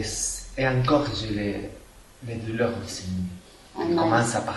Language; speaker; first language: French; non-native, fluent; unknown